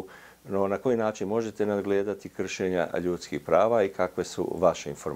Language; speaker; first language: Serbian; native; Serbian